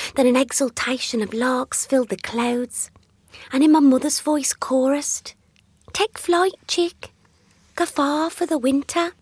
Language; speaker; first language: English; native; English